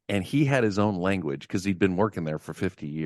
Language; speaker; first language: English; native; English